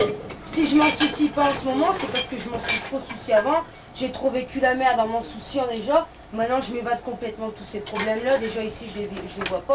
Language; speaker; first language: French; native; French